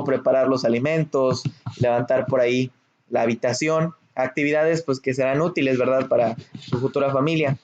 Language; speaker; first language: Spanish; native; Spanish